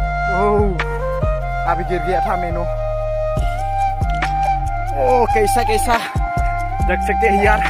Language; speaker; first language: Hindi; non-native, local second language; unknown